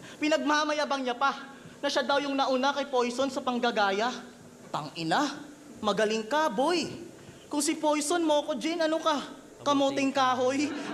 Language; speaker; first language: Filipino; non-native, local second language; Hiligaynon